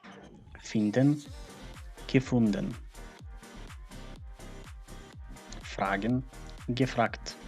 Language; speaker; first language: German; non-native, fluent; Macedonian